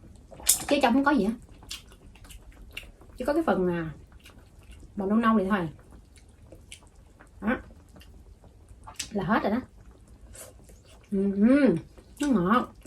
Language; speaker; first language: Vietnamese; native; Vietnamese